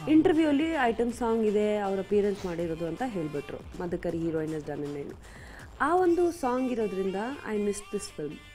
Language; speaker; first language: Kannada; non-native, fluent; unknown